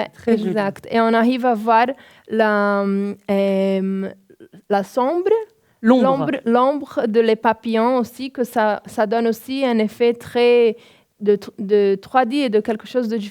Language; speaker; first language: French; non-native, fluent; Portuguese